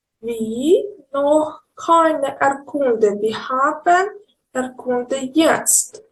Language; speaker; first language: German; non-native, learner; Ukrainian